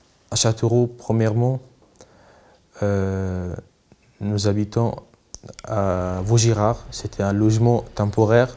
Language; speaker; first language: French; non-native, learner; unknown